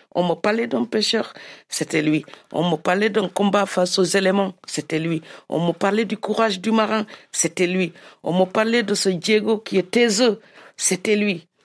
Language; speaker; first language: French; non-native, local second language; Serer